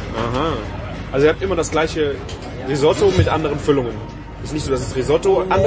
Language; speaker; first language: German; native; German